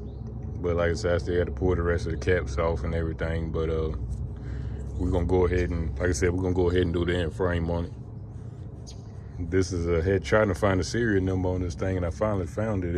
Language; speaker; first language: English; native; English